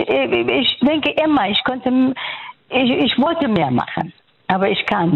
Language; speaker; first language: German; non-native, fluent; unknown